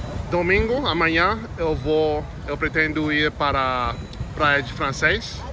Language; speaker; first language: Portuguese; non-native, learner; English